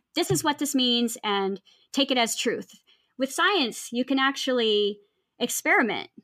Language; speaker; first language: English; native; English